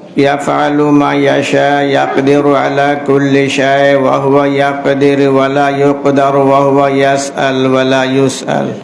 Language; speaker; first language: Arabic; non-native, fluent; Bangla